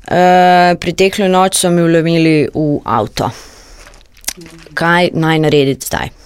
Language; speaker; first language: Slovenian; non-native, learner; Croatian